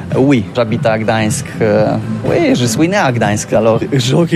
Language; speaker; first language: French; non-native, learner; Polish